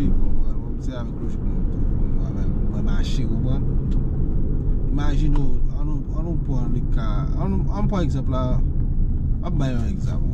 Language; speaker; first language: French; non-native, learner; Haitian Creole